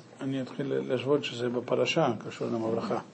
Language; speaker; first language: Hebrew; non-native, fluent; Portuguese